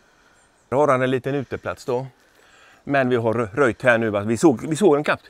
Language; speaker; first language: Swedish; native; Swedish